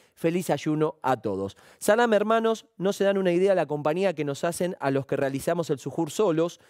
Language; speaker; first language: Spanish; native; Spanish